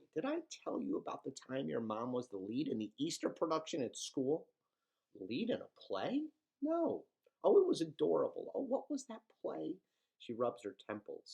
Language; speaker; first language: English; native; English